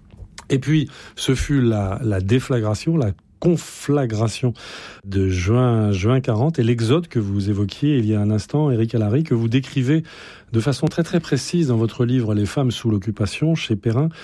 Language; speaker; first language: French; native; French